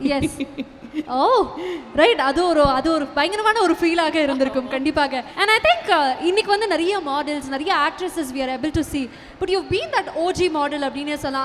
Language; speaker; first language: Tamil; native; Tamil